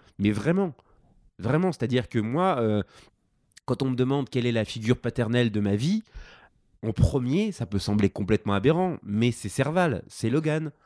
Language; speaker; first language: French; native; French